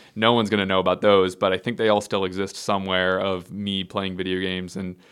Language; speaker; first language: English; native; English